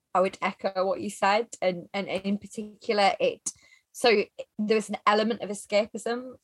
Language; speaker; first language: English; native; English